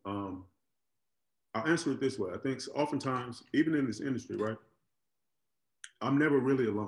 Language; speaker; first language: English; native; English